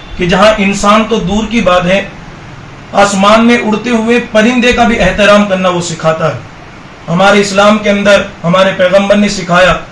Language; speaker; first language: Urdu; non-native, local second language; Gujarati